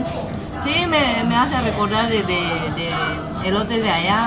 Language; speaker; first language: Spanish; non-native, fluent; Japanese